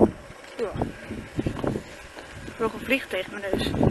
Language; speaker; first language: Dutch; native; Dutch